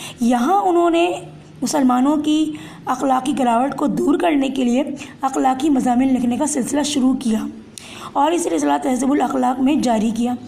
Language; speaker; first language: Urdu; native; Urdu